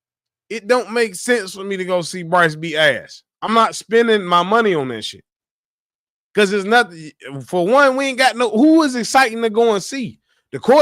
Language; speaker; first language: English; native; English